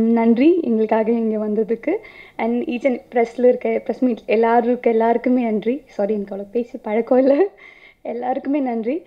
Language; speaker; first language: Tamil; non-native, fluent; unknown